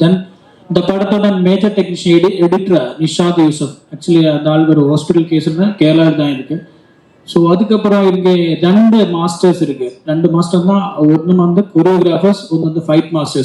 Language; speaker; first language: Tamil; non-native, learner; Malayalam